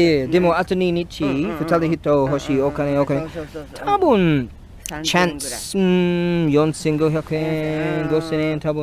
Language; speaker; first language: Japanese; non-native, learner; English